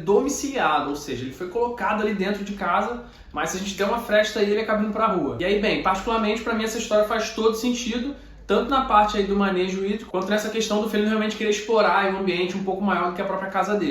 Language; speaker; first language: Portuguese; native; Portuguese